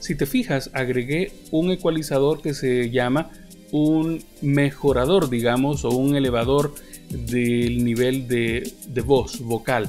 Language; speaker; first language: Spanish; native; Spanish